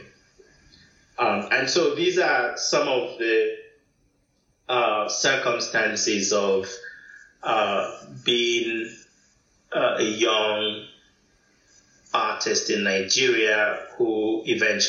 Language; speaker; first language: English; non-native, local second language; Igbo